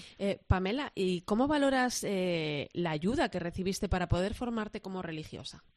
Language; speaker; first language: Spanish; native; Spanish